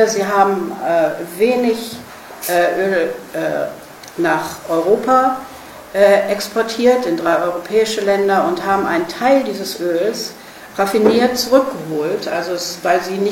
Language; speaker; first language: German; native; German